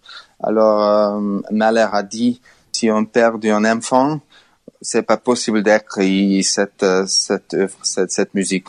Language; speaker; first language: French; non-native, learner; Hungarian